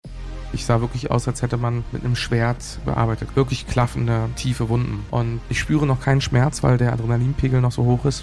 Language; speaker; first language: German; early bilingual, other home language; Bosnian